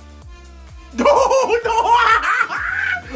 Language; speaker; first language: English; native; English